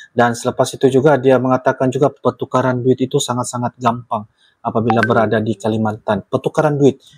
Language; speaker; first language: Malay; native; Malay